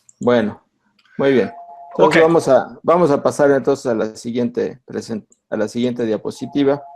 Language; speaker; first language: Spanish; native; Spanish